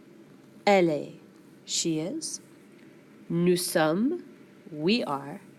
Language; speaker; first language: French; non-native, fluent; English